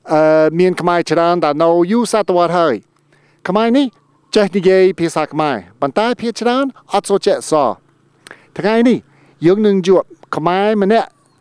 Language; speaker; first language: Khmer; non-native, fluent; English